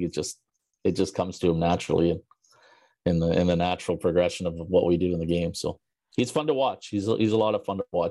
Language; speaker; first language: English; native; English